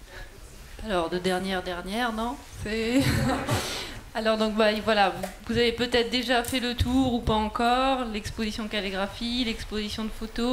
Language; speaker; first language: French; native; French